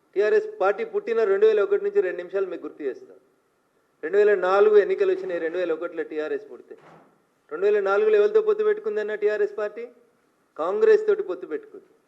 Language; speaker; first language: Telugu; native; Telugu